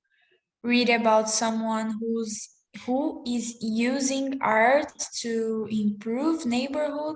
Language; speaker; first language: English; non-native, learner; Portuguese